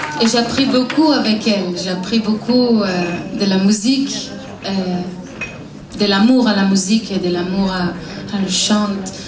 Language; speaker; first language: French; non-native, learner; Hebrew